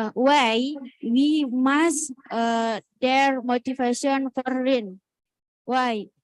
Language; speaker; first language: English; non-native, learner; Indonesian